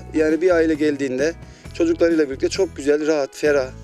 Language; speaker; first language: Turkish; native; Turkish